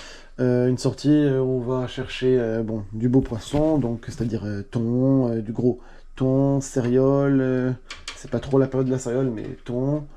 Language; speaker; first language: French; native; French